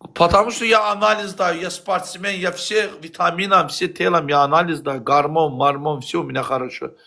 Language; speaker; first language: Russian; non-native, learner; Azerbaijani